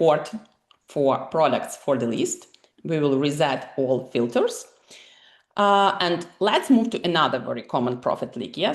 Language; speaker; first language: English; non-native, fluent; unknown